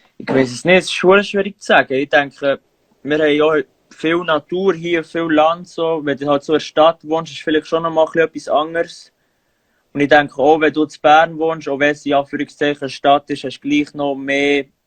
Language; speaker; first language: German; native; German